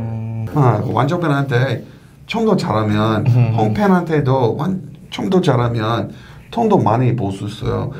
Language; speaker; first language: Korean; non-native, learner; English